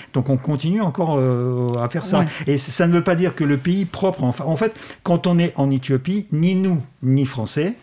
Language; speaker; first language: French; non-native, fluent; Russian